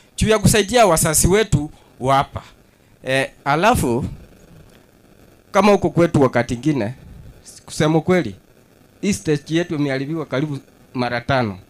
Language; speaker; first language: Swahili; non-native, local second language; Kalenjin